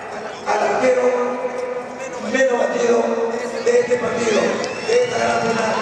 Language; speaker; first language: Spanish; native; Spanish